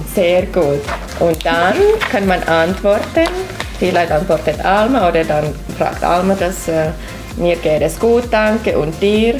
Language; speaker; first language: German; non-native, fluent; Finnish